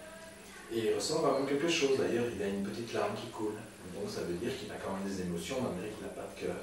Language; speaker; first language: French; native; French